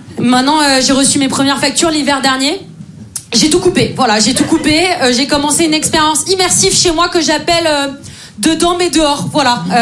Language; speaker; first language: French; native; French